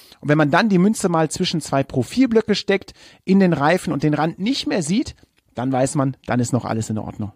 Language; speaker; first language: German; native; German